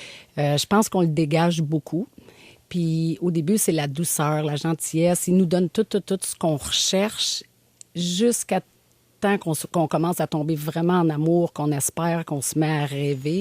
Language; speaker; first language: French; native; French